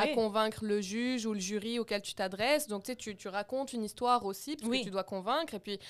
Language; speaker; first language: French; non-native, local second language; Arabic